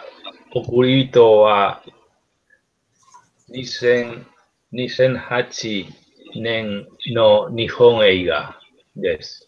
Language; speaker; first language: Japanese; non-native, learner; Spanish